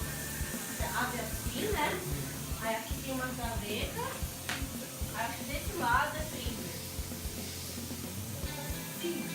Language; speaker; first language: Portuguese; early bilingual, other home language; Korean